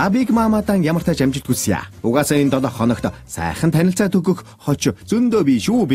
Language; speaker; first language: Mongolian; native; Mongolian